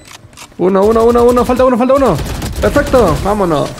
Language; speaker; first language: Spanish; native; Spanish